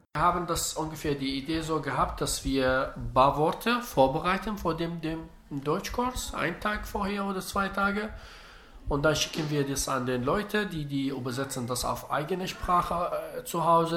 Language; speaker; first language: German; non-native, learner; Arabic